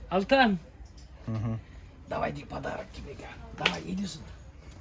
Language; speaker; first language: Russian; non-native, learner; Turkish